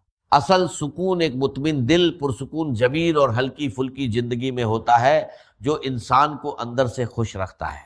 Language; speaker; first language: Urdu; native; Urdu